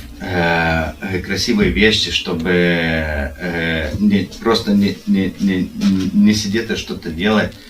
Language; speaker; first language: Russian; non-native, learner; Lithuanian